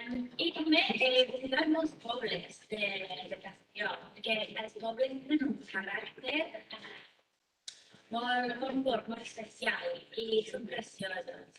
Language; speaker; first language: Catalan; non-native, fluent; English